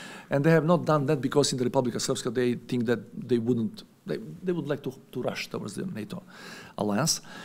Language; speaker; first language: English; non-native, fluent; Macedonian